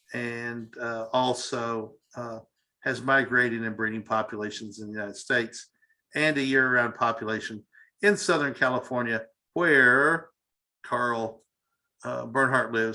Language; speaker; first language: English; native; English